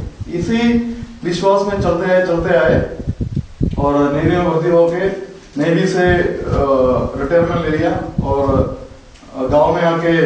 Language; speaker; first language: Hindi; non-native, local second language; Malayalam